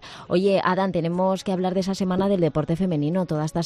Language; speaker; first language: Spanish; native; Spanish